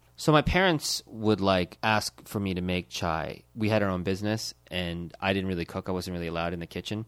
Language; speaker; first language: English; early bilingual, other home language; Gujarati